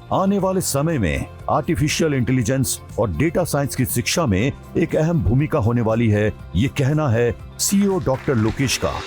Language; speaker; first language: Hindi; native; Hindi